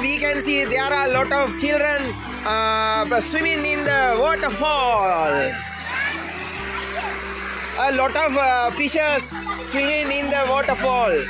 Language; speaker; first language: English; non-native, local second language; Sinhala